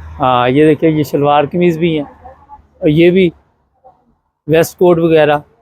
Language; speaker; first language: Urdu; non-native, local second language; Punjabi